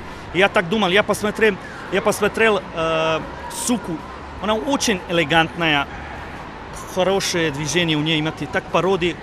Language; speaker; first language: Russian; non-native, learner; Serbian